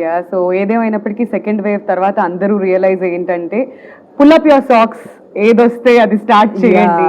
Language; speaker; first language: Telugu; native; Telugu